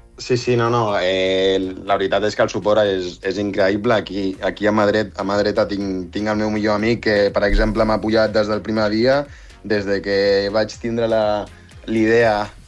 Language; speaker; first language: Catalan; non-native, local second language; Spanish